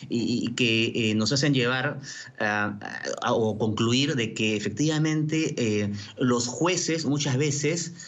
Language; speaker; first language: Spanish; native; Spanish